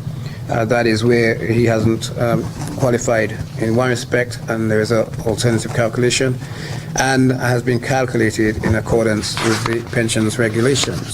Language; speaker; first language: English; native; English